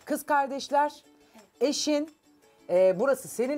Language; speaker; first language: Turkish; native; Turkish